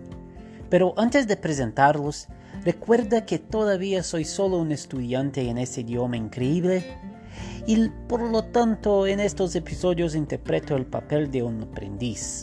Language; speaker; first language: Spanish; non-native, learner; Portuguese